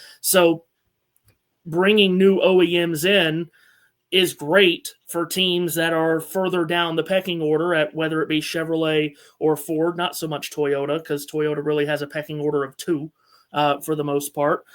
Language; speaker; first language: English; native; English